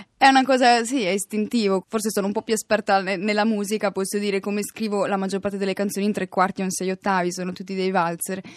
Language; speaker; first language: Italian; native; Italian